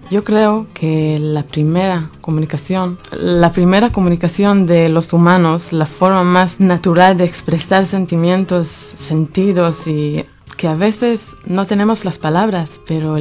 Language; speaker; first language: Spanish; non-native, fluent; Hebrew